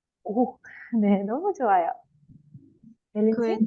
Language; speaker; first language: Korean; non-native, fluent; Indonesian